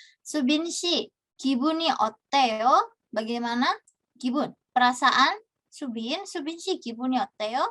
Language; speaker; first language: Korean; non-native, fluent; Indonesian